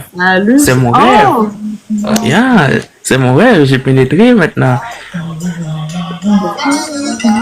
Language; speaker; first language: French; non-native, learner; Haitian Creole